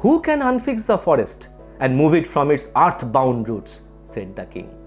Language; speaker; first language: English; non-native, local second language; Bangla